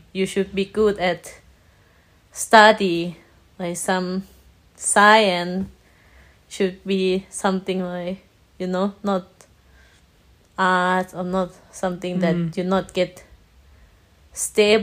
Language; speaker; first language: English; non-native, learner; Thai